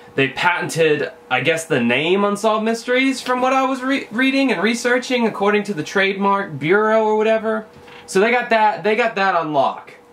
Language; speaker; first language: English; native; English